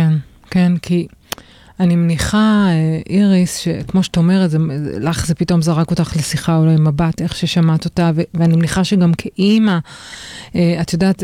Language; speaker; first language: Hebrew; native; Hebrew